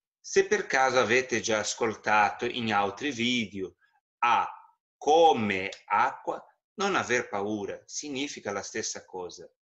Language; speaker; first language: Italian; non-native, fluent; Portuguese